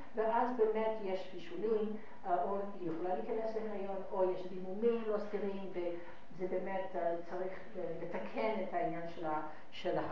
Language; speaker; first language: Hebrew; non-native, fluent; English